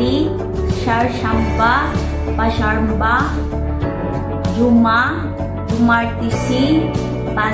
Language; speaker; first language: Turkish; non-native, learner; Filipino